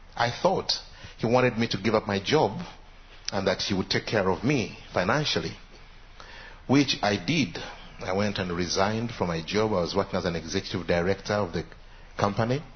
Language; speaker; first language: English; non-native, local second language; Ganda